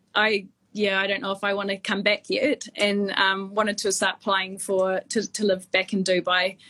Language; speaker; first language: English; native; English